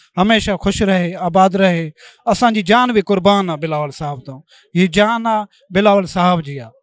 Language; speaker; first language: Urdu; non-native, local second language; Sindhi